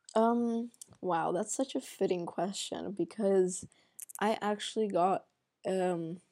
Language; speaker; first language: English; non-native, fluent; Arabic